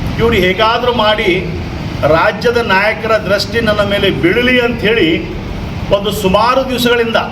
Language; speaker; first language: Kannada; non-native, local second language; Urdu